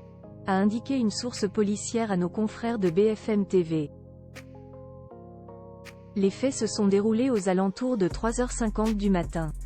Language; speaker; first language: French; native; French